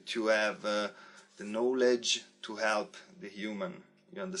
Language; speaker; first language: English; non-native, learner; Italian